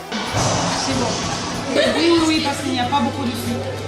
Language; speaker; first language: French; non-native, learner; Arabic